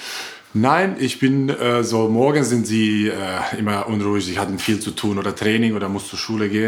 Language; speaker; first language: German; non-native, learner; Croatian